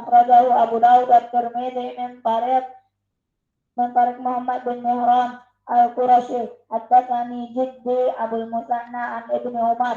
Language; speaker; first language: Arabic; non-native, fluent; Indonesian